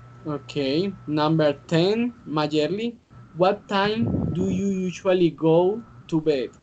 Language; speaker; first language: English; non-native, learner; Spanish